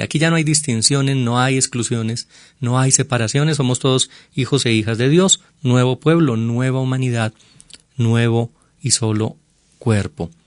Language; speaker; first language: Spanish; native; Spanish